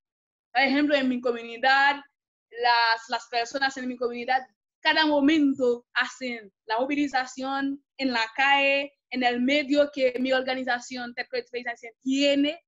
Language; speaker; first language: Spanish; non-native, fluent; Haitian Creole